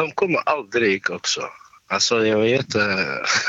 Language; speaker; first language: Swedish; non-native, learner; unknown